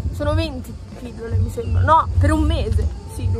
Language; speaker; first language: Italian; native; Italian